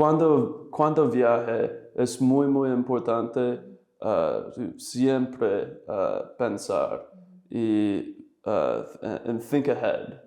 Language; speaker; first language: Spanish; non-native, learner; English